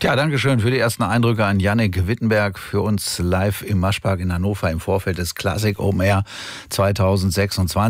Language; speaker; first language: German; native; German